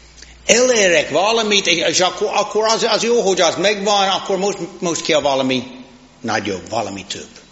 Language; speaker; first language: Hungarian; non-native, fluent; English